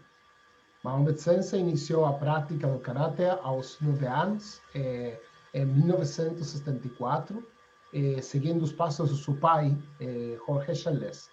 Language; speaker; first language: Portuguese; non-native, fluent; Spanish